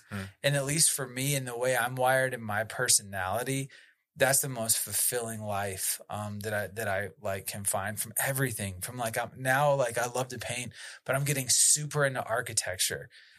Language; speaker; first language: English; native; English